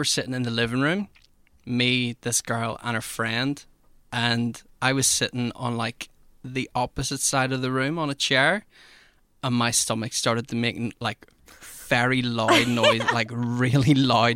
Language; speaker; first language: English; native; English